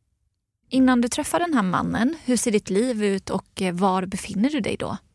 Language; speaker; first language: Swedish; native; Swedish